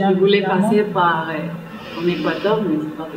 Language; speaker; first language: French; non-native, fluent; Spanish